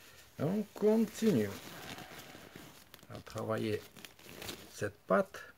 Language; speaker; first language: French; non-native, fluent; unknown